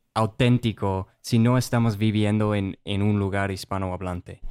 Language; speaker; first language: Spanish; non-native, fluent; English